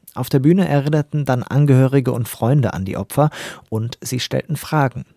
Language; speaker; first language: German; native; German